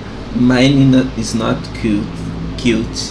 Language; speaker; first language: English; non-native, fluent; Portuguese